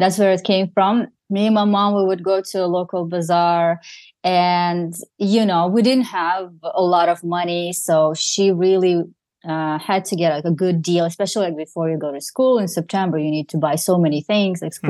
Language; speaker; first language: English; non-native, fluent; Russian